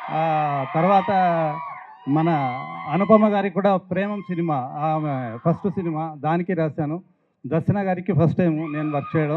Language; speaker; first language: Telugu; native; Telugu